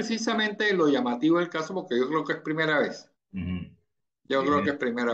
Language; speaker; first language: Spanish; native; Spanish